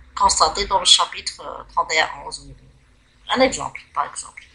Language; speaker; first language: French; non-native, local second language; Arabic